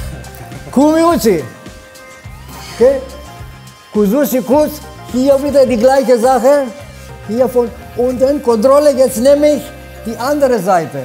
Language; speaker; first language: German; non-native, fluent; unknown